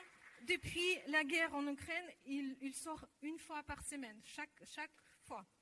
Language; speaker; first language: French; non-native, learner; Russian